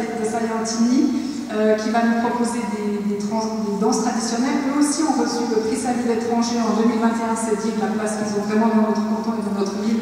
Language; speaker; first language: French; native; French